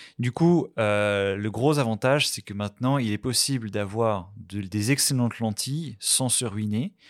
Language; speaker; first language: French; native; French